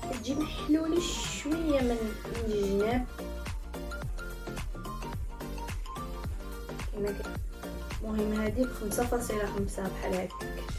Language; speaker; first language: Arabic; native; Arabic